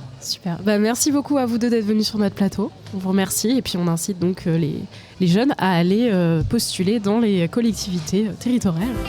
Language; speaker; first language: French; native; French